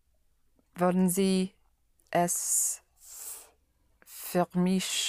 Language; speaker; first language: German; non-native, learner; English